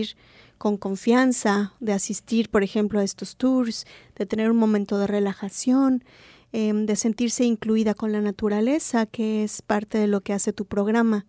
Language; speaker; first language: Spanish; native; Spanish